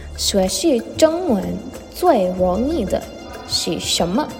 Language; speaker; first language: Chinese; non-native, learner; English